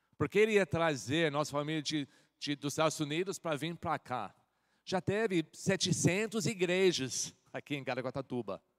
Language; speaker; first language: Portuguese; non-native, fluent; English